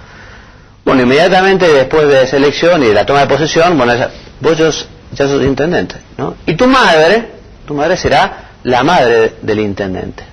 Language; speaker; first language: Spanish; native; Spanish